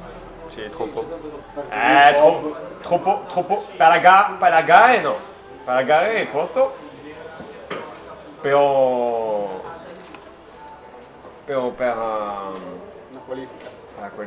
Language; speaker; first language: Italian; non-native, learner; French